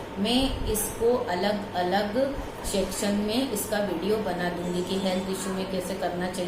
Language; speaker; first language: Hindi; native; Hindi